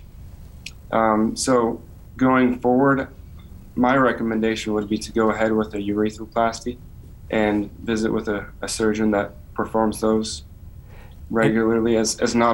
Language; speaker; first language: English; native; English